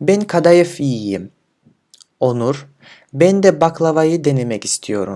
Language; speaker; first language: Turkish; non-native, fluent; Kyrgyz